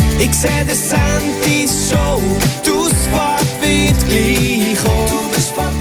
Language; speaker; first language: German; native; German